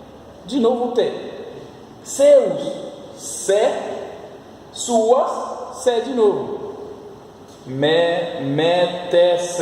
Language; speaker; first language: Portuguese; non-native, fluent; French